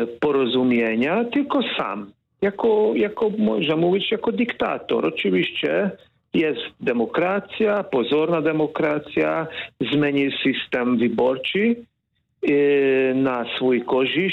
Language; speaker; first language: Polish; non-native, fluent; Hungarian